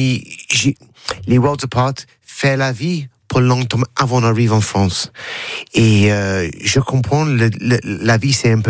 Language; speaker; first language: French; non-native, learner; English